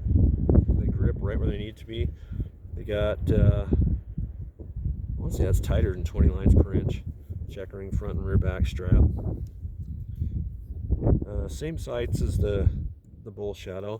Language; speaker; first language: English; native; English